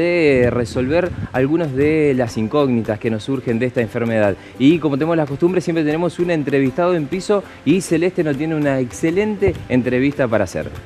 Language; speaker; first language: Spanish; native; Spanish